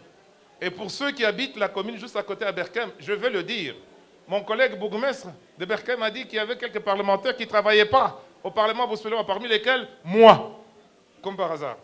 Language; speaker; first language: French; non-native, local second language; Lingala